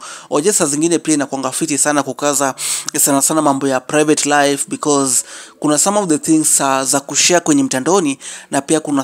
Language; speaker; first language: Swahili; non-native, local second language; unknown